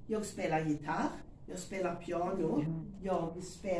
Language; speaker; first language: Swedish; non-native, learner; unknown